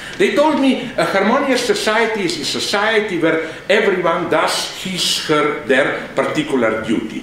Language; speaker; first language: English; non-native, fluent; Slovenian